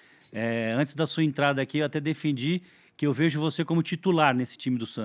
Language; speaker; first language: Portuguese; native; Portuguese